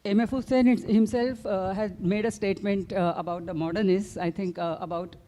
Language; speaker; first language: English; non-native, local second language; Marathi